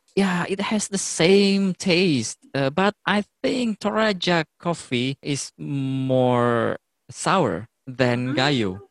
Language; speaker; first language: English; non-native, fluent; Indonesian